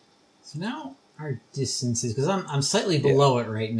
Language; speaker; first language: English; native; English